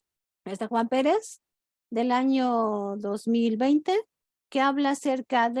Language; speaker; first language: Spanish; native; Spanish